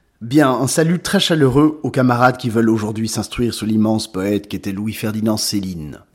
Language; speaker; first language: French; native; French